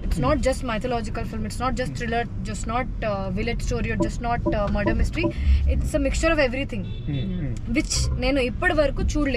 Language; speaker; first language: Telugu; non-native, fluent; Hindi